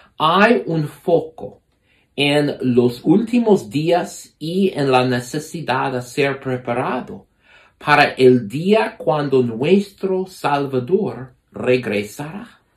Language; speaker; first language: Spanish; non-native, fluent; English